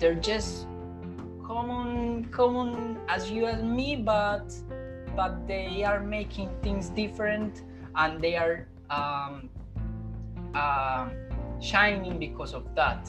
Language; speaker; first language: English; non-native, fluent; Spanish